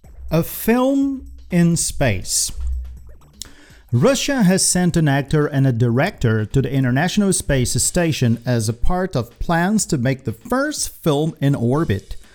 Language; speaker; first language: English; non-native, fluent; Portuguese